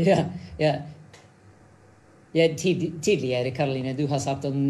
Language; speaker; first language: Norwegian; non-native, fluent; English